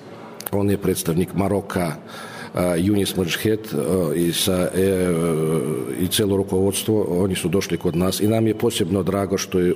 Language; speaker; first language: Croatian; non-native, fluent; Russian